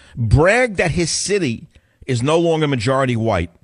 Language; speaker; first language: English; native; English